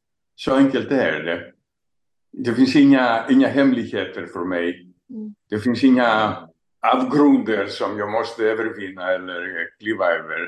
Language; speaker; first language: Swedish; non-native, fluent; Greek